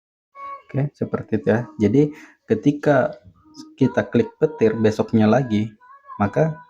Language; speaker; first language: Indonesian; native; Indonesian